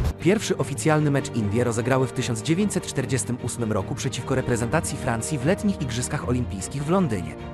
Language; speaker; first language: Polish; native; Polish